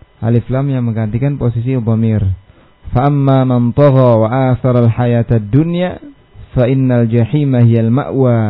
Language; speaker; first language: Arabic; non-native, fluent; Indonesian